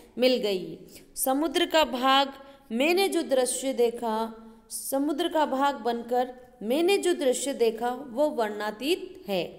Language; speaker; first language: Hindi; native; Hindi